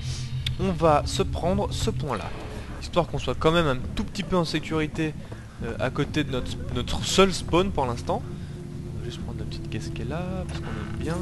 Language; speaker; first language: French; native; French